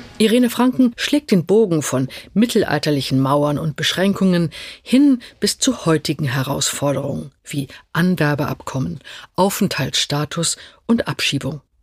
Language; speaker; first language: German; native; German